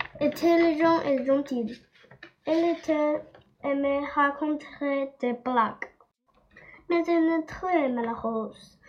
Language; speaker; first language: French; non-native, learner; Chinese